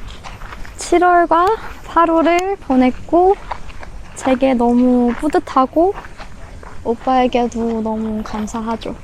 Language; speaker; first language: Korean; non-native, fluent; Persian